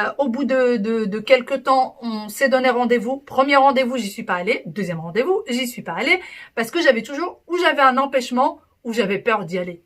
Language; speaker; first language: French; early bilingual, other home language; Arabic